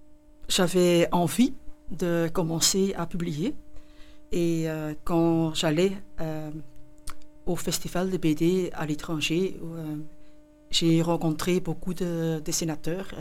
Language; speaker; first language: French; non-native, local second language; Dutch